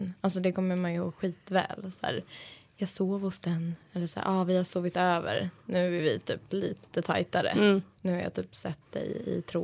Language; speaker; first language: Swedish; native; Swedish